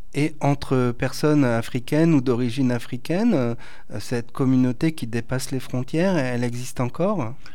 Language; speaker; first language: French; native; French